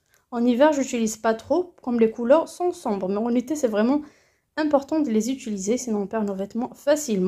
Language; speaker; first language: French; native; French